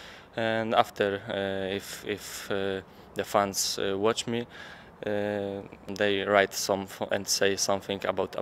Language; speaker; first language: English; non-native, learner; Polish